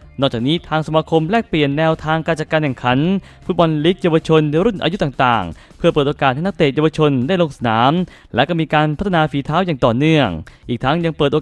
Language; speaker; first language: Thai; native; Thai